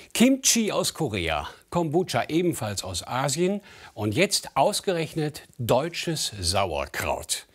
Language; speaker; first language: German; native; German